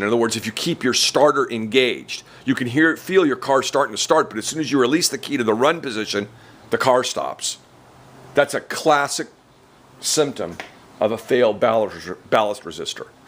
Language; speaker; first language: English; native; English